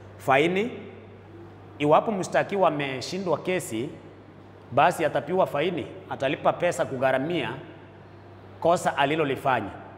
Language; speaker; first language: Swahili; non-native, local second language; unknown